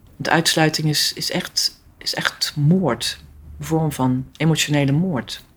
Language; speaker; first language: Dutch; early bilingual, other home language; Italian